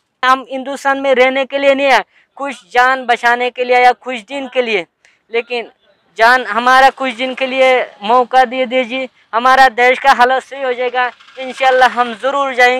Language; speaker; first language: Hindi; non-native, learner; Rohingya